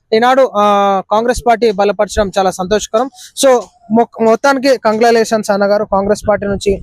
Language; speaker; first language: Telugu; native; Telugu